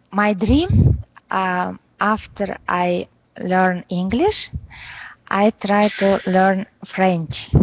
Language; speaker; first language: English; non-native, learner; Russian